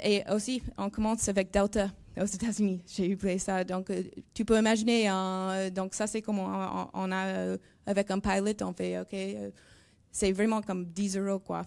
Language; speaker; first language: French; non-native, learner; English